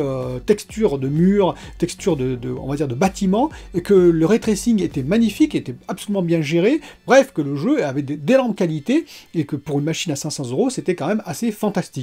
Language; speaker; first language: French; native; French